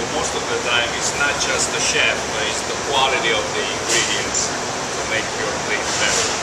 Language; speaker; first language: English; non-native, fluent; Italian